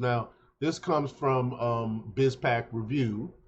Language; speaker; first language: English; native; English